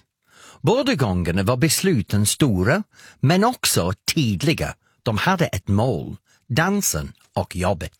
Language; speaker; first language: Swedish; non-native, fluent; English